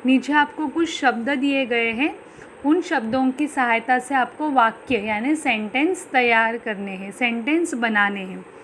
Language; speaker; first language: Hindi; non-native, local second language; Marathi